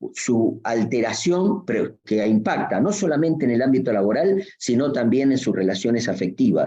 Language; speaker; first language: Spanish; native; Spanish